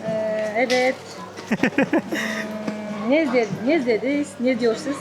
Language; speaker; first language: Turkish; non-native, learner; Kyrgyz